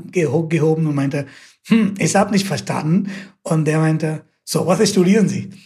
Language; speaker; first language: German; non-native, fluent; Hindi